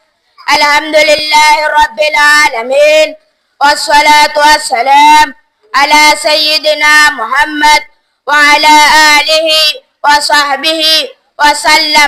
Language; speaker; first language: Arabic; non-native, learner; Swahili